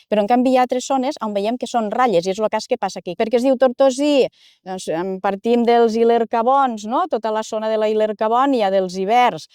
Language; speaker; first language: Catalan; native; Catalan